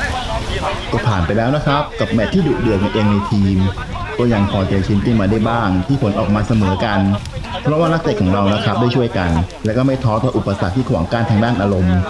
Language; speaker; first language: Thai; native; Thai